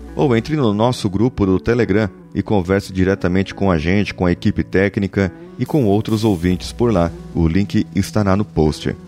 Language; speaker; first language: Portuguese; native; Portuguese